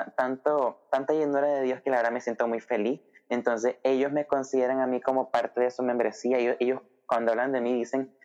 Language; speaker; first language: Spanish; native; Spanish